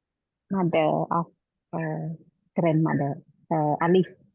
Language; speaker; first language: English; non-native, learner; Khmer